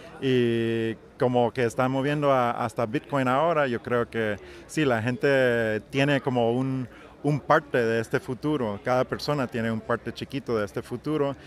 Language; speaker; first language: Spanish; non-native, learner; English